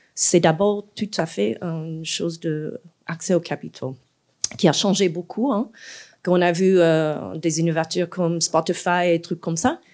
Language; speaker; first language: French; non-native, fluent; English